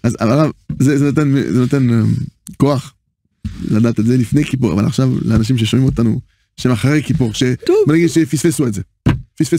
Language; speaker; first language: Hebrew; non-native, fluent; French